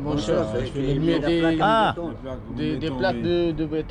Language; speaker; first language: French; non-native, fluent; Portuguese